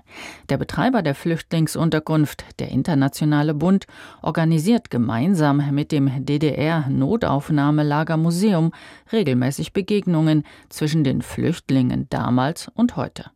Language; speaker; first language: German; native; German